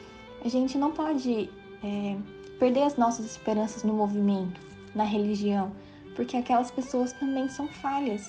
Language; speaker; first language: Portuguese; native; Portuguese